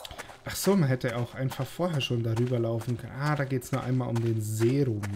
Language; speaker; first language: German; native; German